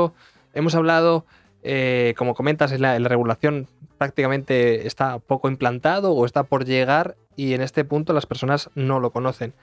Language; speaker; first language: Spanish; native; Spanish